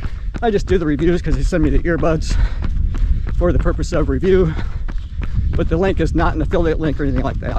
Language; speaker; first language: English; native; English